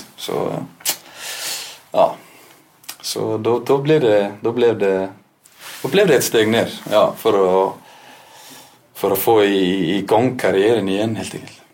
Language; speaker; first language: Swedish; non-native, fluent; Icelandic